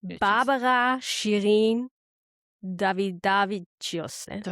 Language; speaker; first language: Persian; early bilingual, heritage; Persian